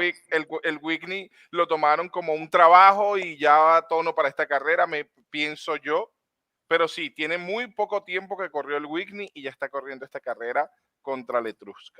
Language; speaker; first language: Spanish; native; Spanish